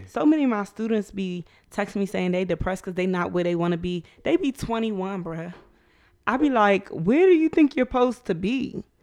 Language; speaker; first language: English; native; English